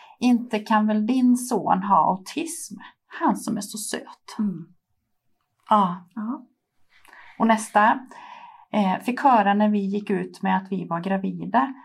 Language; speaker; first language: Swedish; native; Swedish